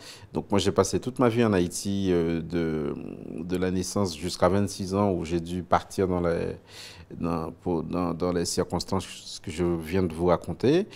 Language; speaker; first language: French; non-native, local second language; Haitian Creole